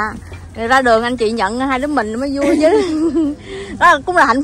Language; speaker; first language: Vietnamese; native; Vietnamese